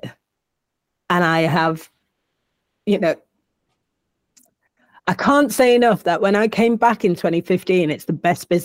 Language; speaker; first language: English; native; English